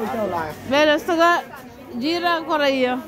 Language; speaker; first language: Italian; non-native, learner; Filipino